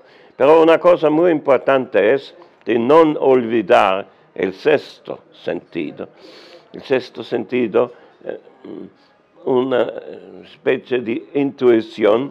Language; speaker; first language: Spanish; non-native, learner; German